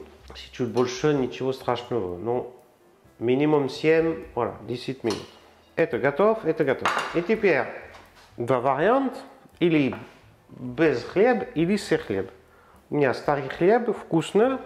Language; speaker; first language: Russian; non-native, learner; French